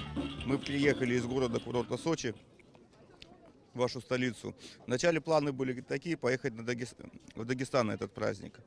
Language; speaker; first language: Russian; native; Russian